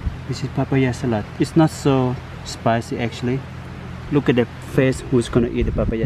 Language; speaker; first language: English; non-native, learner; Thai